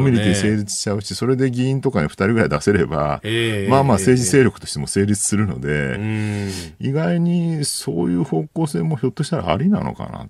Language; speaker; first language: Japanese; native; Japanese